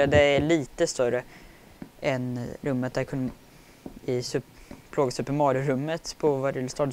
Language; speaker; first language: Swedish; native; Swedish